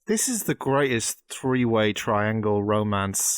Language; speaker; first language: English; native; English